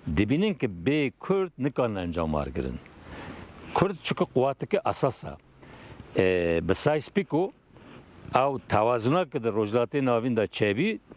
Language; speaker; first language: Kurdish; non-native, local second language; Turkish